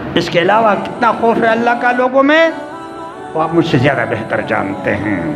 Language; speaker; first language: Urdu; non-native, local second language; Pashto